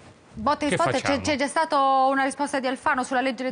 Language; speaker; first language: Italian; native; Italian